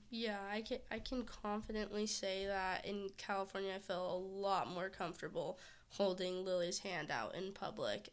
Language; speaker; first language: English; native; English